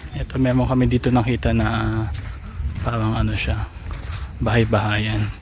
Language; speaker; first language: Filipino; native; Filipino